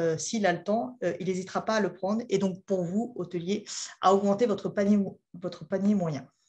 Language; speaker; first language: French; native; French